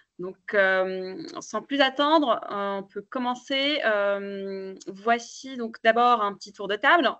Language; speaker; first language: French; native; French